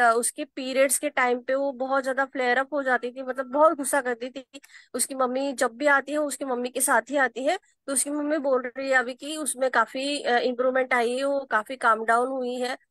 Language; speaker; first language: Hindi; non-native, local second language; Marathi